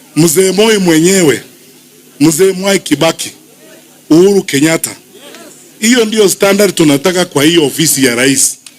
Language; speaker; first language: Swahili; non-native, local second language; Gusii